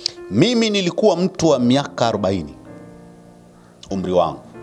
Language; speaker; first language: Swahili; native; Swahili